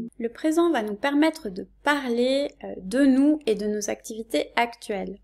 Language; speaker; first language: French; native; French